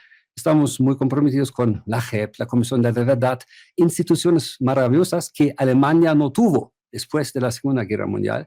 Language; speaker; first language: Spanish; non-native, fluent; German